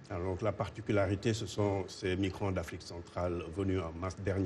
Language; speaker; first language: French; native; French